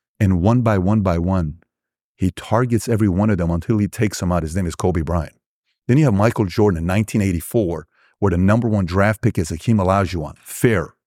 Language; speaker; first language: English; early bilingual, other home language; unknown